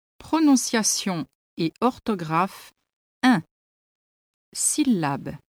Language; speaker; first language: French; native; French